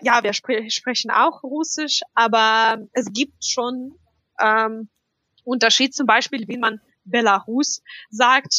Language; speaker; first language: German; non-native, fluent; Russian